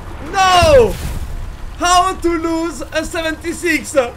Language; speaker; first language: English; non-native, learner; French